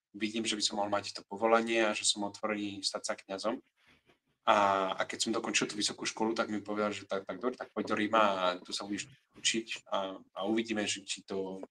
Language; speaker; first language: Slovak; non-native, fluent; Catalan